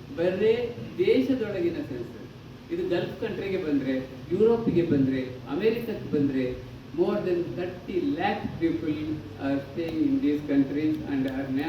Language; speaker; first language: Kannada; non-native, local second language; Tulu